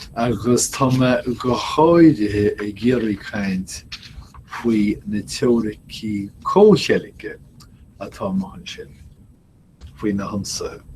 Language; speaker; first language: Irish; native; Irish